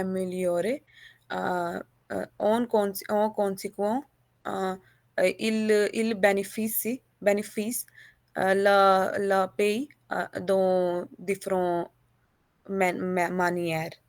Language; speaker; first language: French; non-native, learner; Hindi